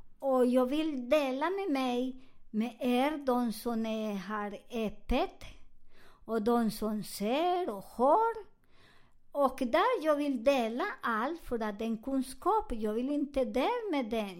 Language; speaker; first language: Swedish; non-native, learner; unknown